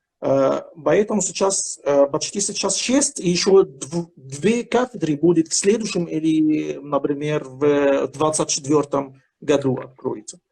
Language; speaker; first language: Russian; non-native, fluent; Arabic